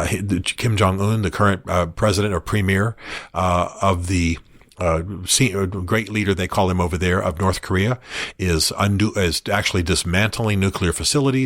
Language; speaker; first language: English; native; English